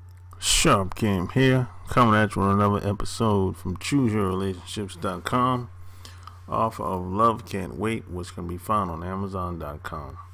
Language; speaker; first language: English; native; English